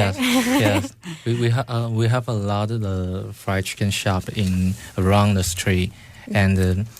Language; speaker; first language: English; non-native, fluent; Chinese